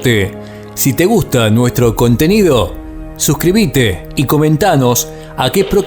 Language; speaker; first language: Spanish; native; Spanish